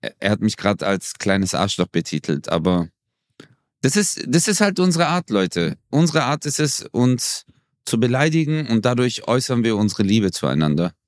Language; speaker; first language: German; early bilingual, other home language; Turkish